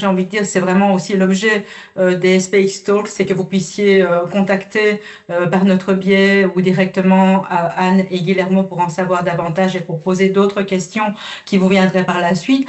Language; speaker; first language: French; native; French